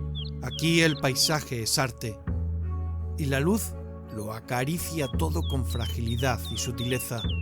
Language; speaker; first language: Spanish; native; Spanish